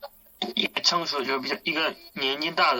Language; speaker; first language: Chinese; non-native, learner; Kyrgyz